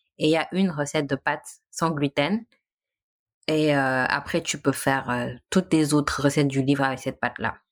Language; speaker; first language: French; non-native, local second language; Wolof